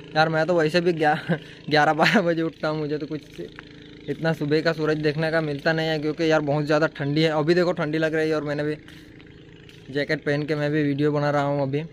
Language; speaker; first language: Hindi; non-native, local second language; Gujarati